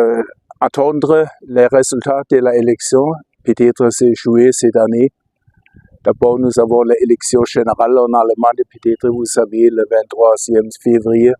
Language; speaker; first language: French; non-native, fluent; German